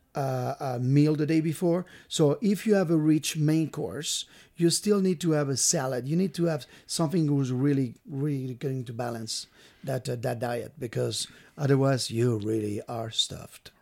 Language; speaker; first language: English; non-native, fluent; French